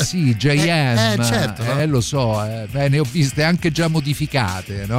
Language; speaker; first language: Italian; native; Italian